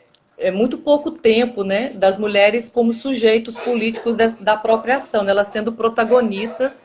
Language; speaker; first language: Portuguese; native; Portuguese